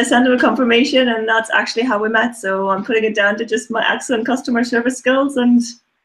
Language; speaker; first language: English; non-native, fluent; German